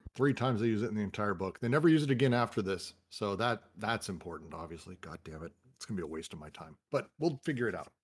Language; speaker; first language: English; native; English